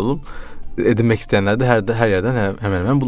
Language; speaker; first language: Turkish; native; Turkish